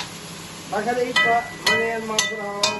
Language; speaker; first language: Dutch; non-native, local second language; Caribbean Hindustani